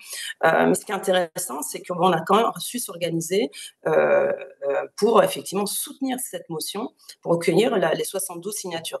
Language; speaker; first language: French; native; French